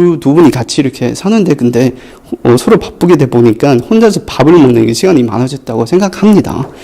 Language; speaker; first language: Korean; non-native, fluent; Chinese